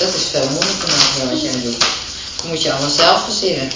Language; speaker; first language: Dutch; native; Dutch